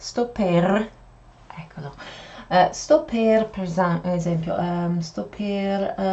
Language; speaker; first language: Italian; non-native, fluent; English